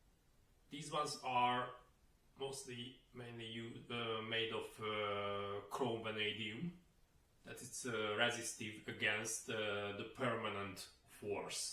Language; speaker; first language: English; non-native, fluent; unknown